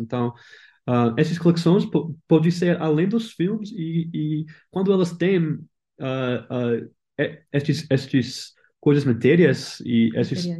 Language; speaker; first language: Portuguese; non-native, learner; English